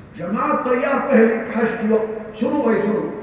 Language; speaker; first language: Urdu; non-native, learner; Arabic